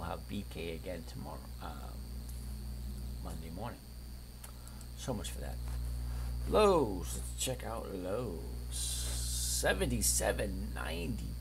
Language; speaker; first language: English; native; English